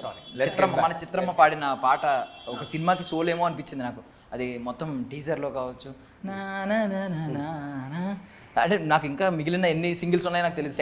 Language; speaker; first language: Telugu; native; Telugu